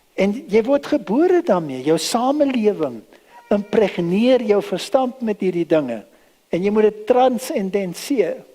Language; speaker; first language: Afrikaans; early bilingual, other home language; German